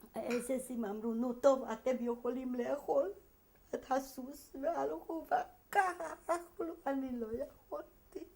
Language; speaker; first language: Hebrew; non-native, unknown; Hungarian